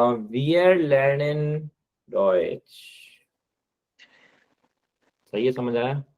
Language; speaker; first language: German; non-native, fluent; Hindi